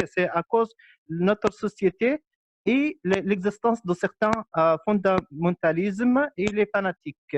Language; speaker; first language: French; non-native, local second language; Arabic